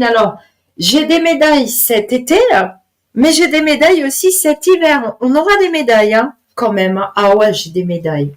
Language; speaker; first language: French; native; French